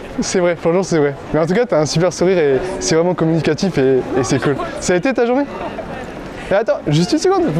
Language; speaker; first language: French; native; French